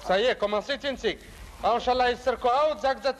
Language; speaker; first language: Arabic; native; Arabic